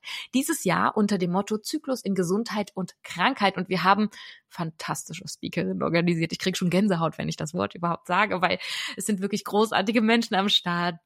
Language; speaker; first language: German; native; German